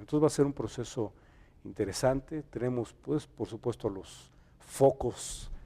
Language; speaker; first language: Spanish; native; Spanish